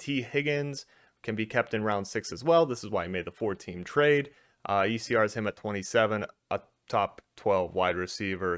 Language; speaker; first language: English; native; English